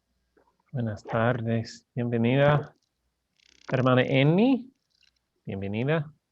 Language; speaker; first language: Spanish; non-native, learner; English